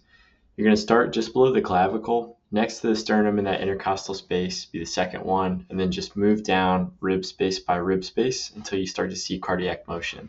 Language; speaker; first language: English; native; English